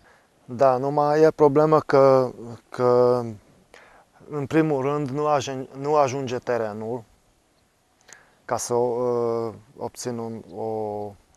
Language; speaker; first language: Romanian; non-native, local second language; Hungarian